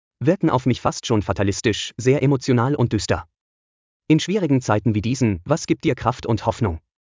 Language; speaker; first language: German; native; German